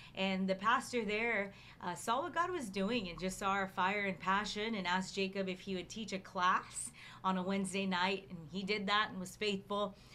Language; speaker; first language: English; native; English